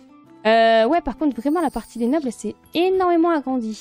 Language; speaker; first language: French; native; French